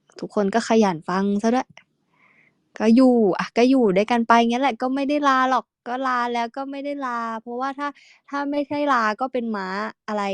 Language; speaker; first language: Thai; native; Thai